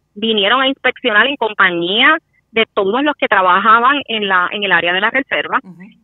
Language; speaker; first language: Spanish; native; Spanish